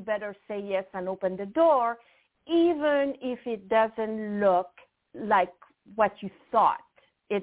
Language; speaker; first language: English; non-native, fluent; French